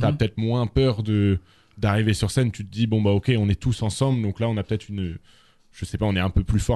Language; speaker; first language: French; native; French